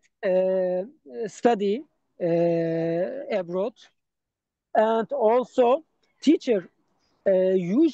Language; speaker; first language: English; non-native, learner; Turkish